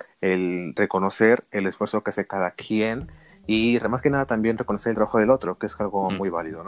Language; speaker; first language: Spanish; native; Spanish